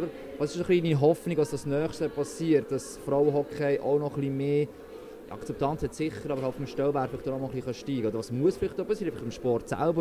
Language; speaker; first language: German; native; German